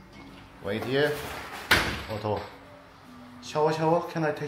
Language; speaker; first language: English; non-native, learner; Korean